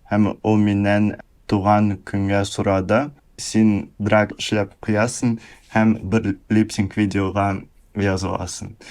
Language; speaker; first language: Tatar; early bilingual, heritage; Russian